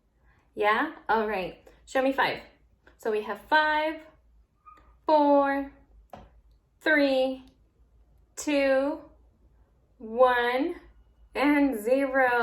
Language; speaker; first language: English; native; English